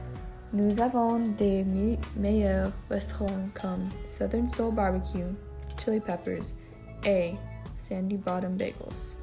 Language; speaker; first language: French; non-native, learner; English